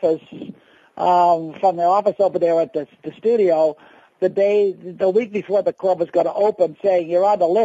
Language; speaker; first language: English; native; English